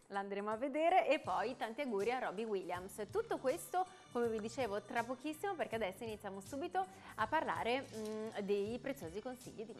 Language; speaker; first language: Italian; native; Italian